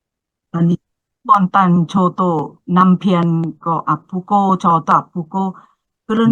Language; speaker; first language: Korean; non-native, learner; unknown